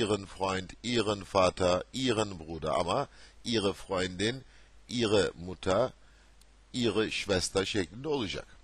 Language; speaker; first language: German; non-native, fluent; Turkish